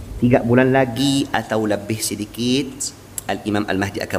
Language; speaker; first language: Indonesian; non-native, fluent; Arabic